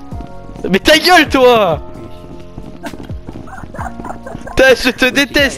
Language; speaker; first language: French; native; French